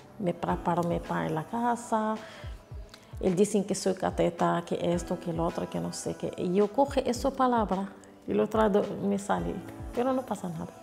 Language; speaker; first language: Spanish; non-native, learner; Arabic